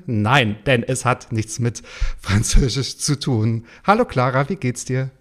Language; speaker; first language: German; native; German